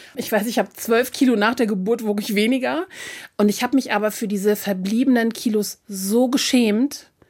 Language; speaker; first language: German; native; German